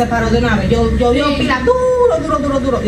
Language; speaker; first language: Spanish; native; Spanish